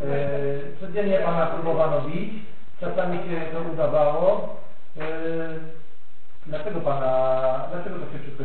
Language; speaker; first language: Polish; native; Polish